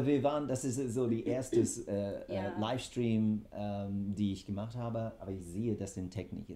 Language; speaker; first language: German; non-native, fluent; English